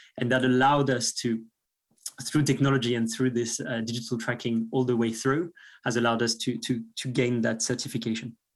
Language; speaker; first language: English; non-native, fluent; French